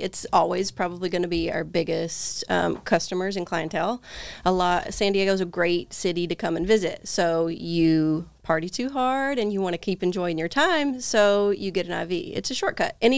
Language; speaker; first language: English; native; English